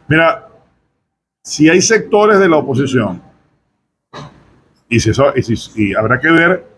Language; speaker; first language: Spanish; native; Spanish